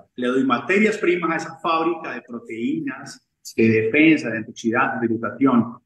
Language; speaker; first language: Spanish; native; Spanish